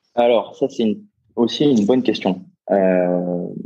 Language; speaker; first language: French; native; French